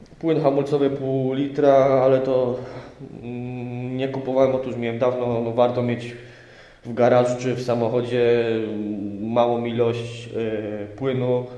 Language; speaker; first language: Polish; native; Polish